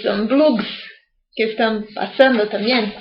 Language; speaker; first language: Spanish; non-native, learner; English